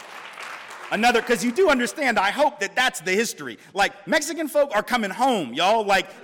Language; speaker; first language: English; native; English